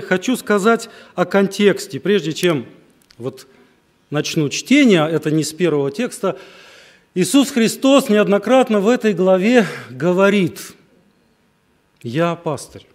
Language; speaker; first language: Russian; native; Russian